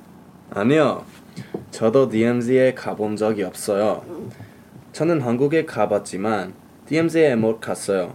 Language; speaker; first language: Korean; non-native, learner; English